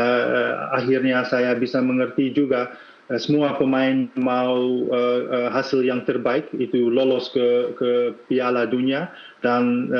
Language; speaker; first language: Indonesian; non-native, fluent; Dutch